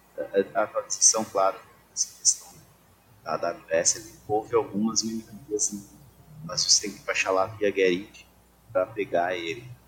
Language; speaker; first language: Portuguese; native; Portuguese